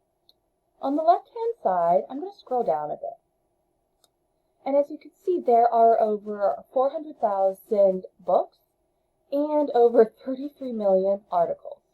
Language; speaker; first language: English; native; English